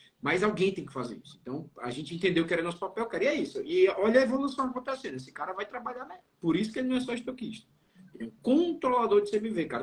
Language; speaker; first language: Portuguese; native; Portuguese